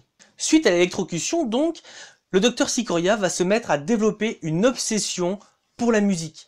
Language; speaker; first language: French; native; French